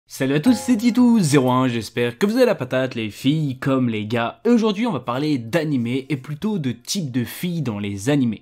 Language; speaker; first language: French; native; French